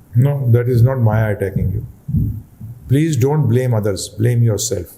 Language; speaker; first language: English; non-native, local second language; Hindi